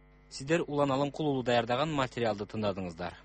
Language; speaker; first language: Kyrgyz; native; Kyrgyz